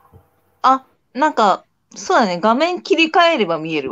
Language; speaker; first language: Japanese; native; Japanese